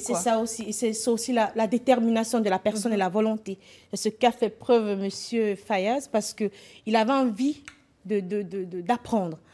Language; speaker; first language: French; native; French